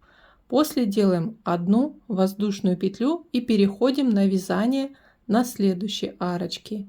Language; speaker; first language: Russian; native; Russian